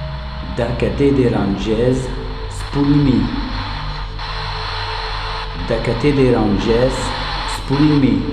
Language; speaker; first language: Romanian; non-native, learner; French